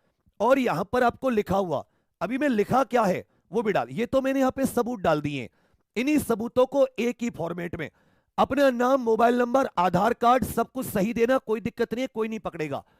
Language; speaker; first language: Hindi; native; Hindi